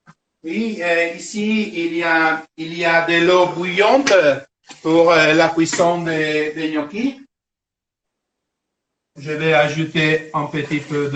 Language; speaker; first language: French; non-native, fluent; Italian